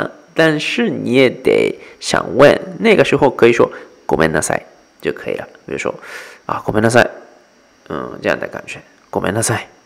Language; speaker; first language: Chinese; non-native, fluent; Japanese